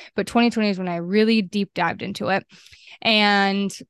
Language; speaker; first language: English; native; English